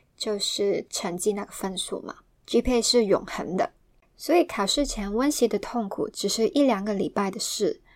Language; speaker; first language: Chinese; non-native, local second language; Cantonese